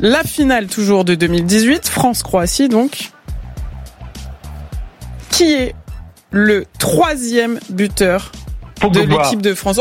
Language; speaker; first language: French; native; French